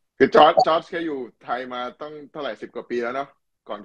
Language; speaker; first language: Thai; native; Thai